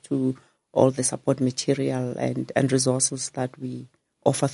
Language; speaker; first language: English; non-native, local second language; Northern Sotho